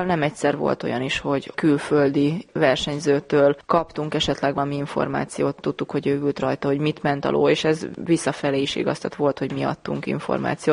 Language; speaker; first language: Hungarian; native; Hungarian